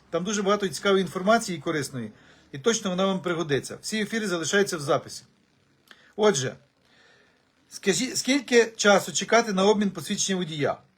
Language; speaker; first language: Ukrainian; native; Ukrainian